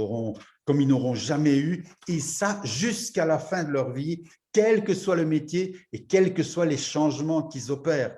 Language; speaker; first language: French; native; French